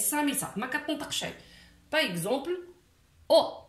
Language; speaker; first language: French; non-native, local second language; Arabic